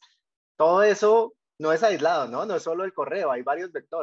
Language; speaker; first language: Spanish; native; Spanish